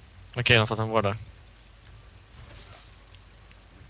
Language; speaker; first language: Swedish; native; Swedish